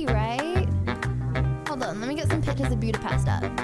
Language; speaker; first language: English; native; English